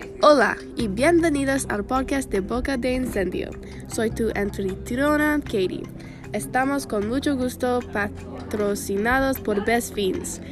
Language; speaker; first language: Spanish; non-native, learner; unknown